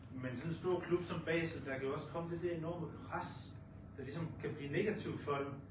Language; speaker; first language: Danish; native; Danish